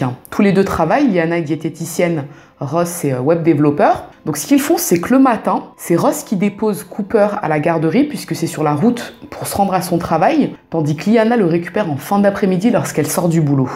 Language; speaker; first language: French; native; French